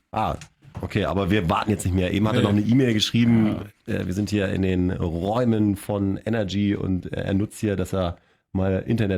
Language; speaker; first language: German; native; German